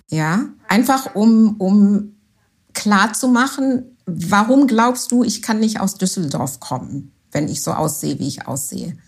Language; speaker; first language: German; non-native, fluent; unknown